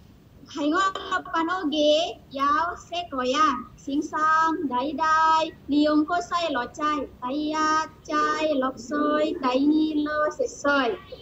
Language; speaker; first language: Cantonese; non-native, learner; Indonesian